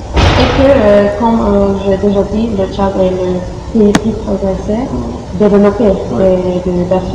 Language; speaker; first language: French; non-native, learner; Turkish